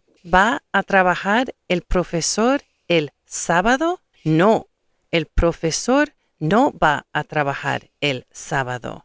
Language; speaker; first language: Spanish; non-native, fluent; English